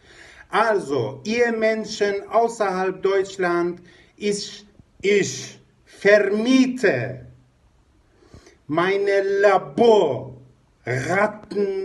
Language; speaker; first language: German; non-native, fluent; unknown